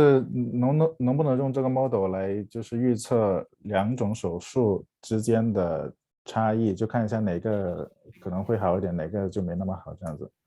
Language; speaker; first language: Chinese; native; Chinese